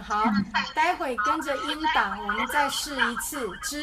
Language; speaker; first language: Chinese; native; Chinese